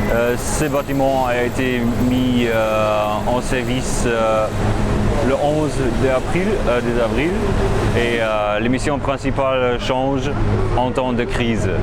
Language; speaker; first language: French; non-native, fluent; German